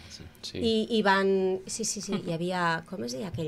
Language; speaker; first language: Catalan; native; Catalan